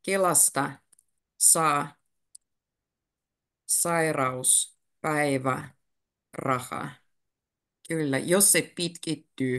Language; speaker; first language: Finnish; native; Finnish